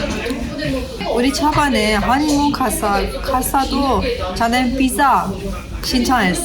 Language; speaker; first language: Korean; non-native, learner; Persian